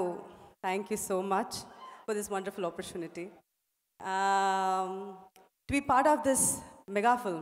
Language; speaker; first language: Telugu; non-native, local second language; Tamil